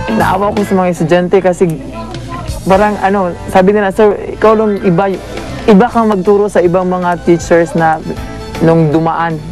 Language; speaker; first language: Filipino; non-native, local second language; Cebuano